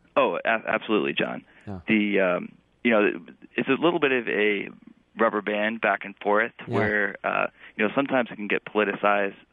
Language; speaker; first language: English; native; English